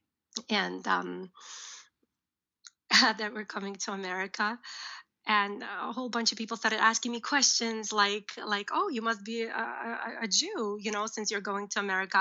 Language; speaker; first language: English; early bilingual, other home language; Uzbek